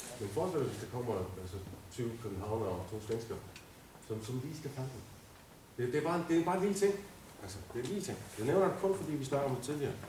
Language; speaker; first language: Danish; native; Danish